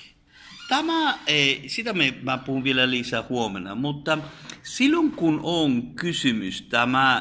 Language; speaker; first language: Finnish; non-native, fluent; Spanish